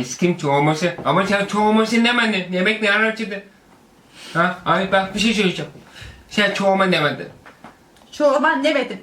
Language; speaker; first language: Turkish; non-native, learner; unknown